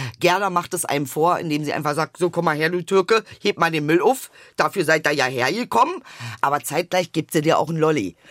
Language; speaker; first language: German; early bilingual, other home language; Turkish